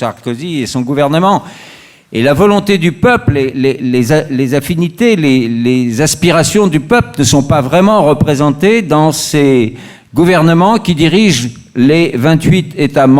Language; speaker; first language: French; native; French